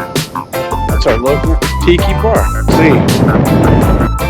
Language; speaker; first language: English; native; English